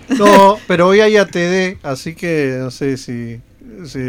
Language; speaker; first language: Spanish; native; Spanish